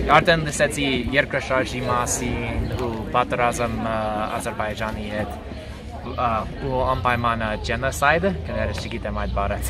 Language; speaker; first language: Armenian; non-native, learner; English